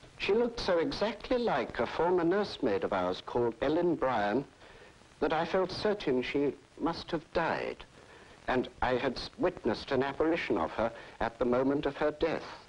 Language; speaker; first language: English; native; English